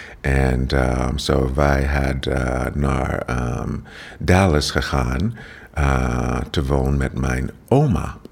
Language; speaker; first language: Dutch; non-native, learner; English